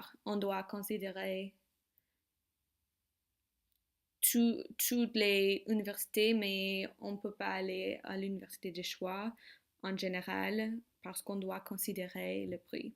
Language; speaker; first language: French; non-native, learner; English